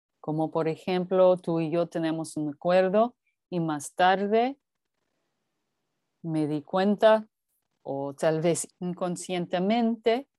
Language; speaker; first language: Spanish; non-native, fluent; English